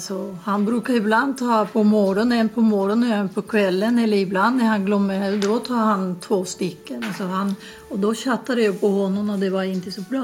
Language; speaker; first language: Swedish; non-native, learner; Spanish